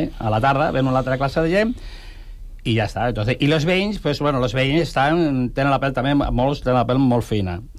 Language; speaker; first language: Catalan; non-native, local second language; Spanish